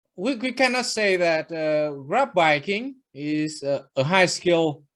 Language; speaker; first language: English; non-native, fluent; Vietnamese